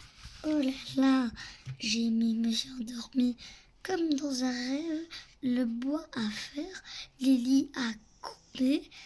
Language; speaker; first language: French; native; French